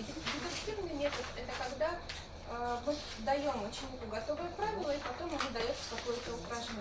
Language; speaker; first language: Russian; native; Russian